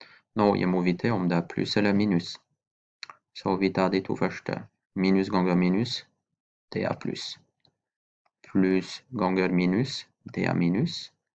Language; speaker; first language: Norwegian; non-native, fluent; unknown